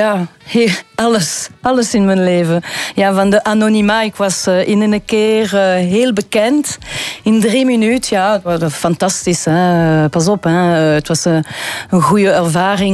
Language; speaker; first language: Dutch; non-native, local second language; French